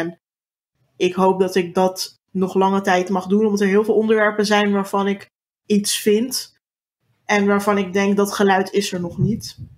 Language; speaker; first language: Dutch; early bilingual, other home language; Turkish